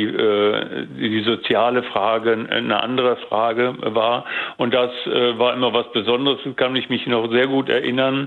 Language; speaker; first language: German; native; German